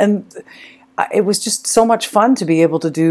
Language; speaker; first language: English; native; English